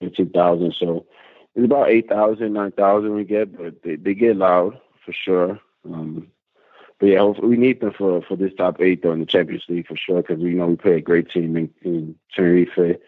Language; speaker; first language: English; native; English